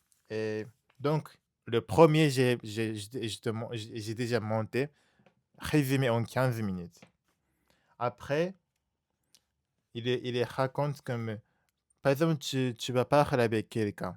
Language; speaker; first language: French; non-native, learner; Japanese